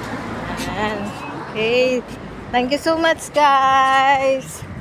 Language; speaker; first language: Filipino; native; Filipino